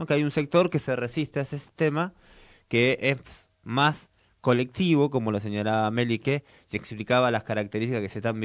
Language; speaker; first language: Spanish; native; Spanish